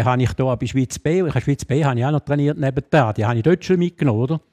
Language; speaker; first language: German; native; German